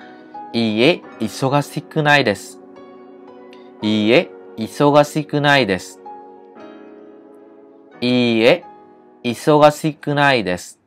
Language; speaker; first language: Japanese; non-native, fluent; Khmer